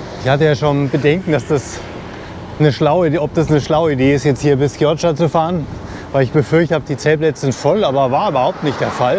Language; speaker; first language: German; native; German